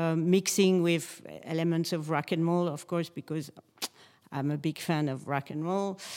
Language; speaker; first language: English; non-native, learner; French